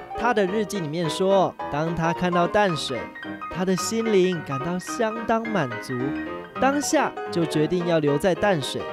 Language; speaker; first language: Chinese; native; Chinese